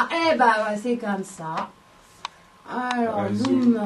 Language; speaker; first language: French; native; French